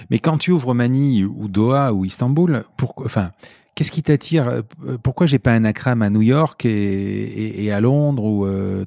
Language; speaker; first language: French; native; French